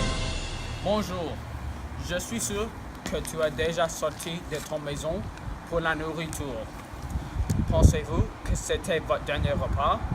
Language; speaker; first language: French; non-native, learner; English